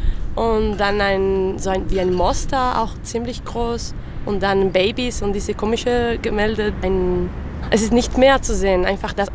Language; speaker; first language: German; non-native, learner; French